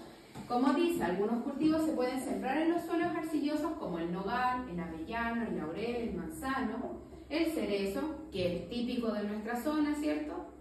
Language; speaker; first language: Spanish; native; Spanish